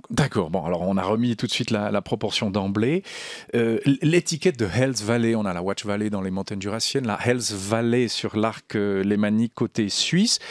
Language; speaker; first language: French; native; French